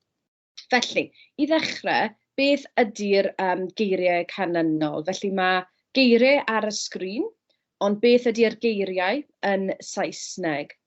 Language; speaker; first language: Welsh; non-native, fluent; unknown